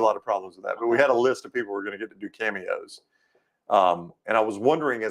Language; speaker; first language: English; native; English